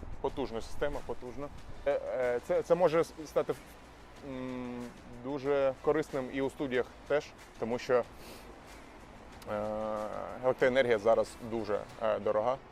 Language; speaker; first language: Ukrainian; non-native, local second language; Russian